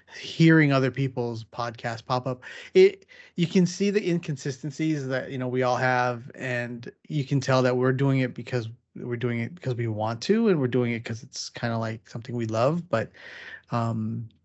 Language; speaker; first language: English; native; English